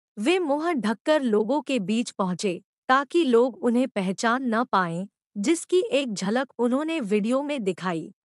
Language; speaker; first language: Hindi; native; Hindi